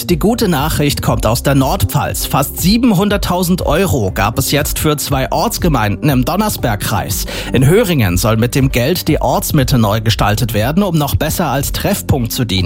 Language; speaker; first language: German; native; German